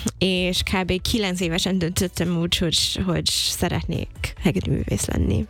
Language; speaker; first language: Hungarian; non-native, learner; English